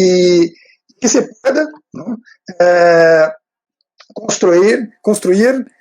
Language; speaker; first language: Spanish; non-native, fluent; Portuguese